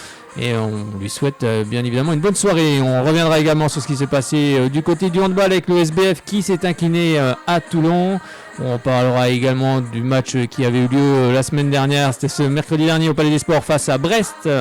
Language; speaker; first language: French; native; French